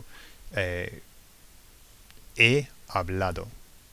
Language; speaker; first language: Spanish; non-native, learner; English